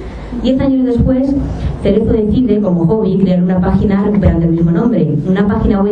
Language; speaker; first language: Spanish; native; Spanish